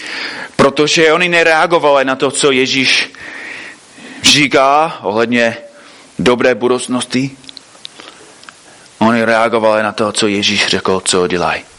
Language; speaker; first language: Czech; non-native, fluent; English